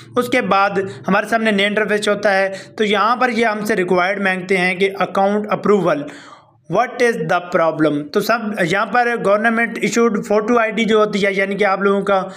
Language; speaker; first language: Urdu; non-native, local second language; Punjabi